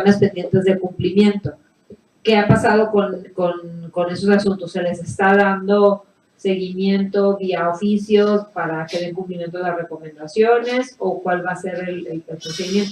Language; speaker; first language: Spanish; native; Spanish